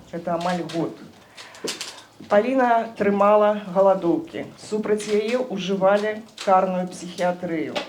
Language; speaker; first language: Belarusian; non-native, local second language; Russian